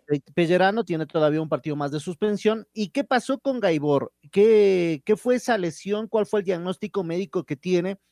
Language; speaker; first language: Spanish; native; Spanish